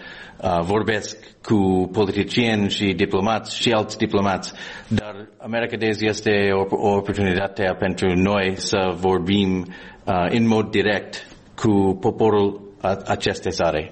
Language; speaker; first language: Romanian; non-native, fluent; English